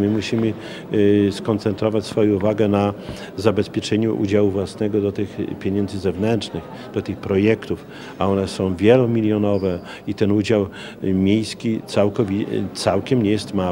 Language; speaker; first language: Polish; native; Polish